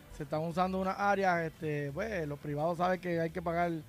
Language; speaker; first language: Spanish; native; Spanish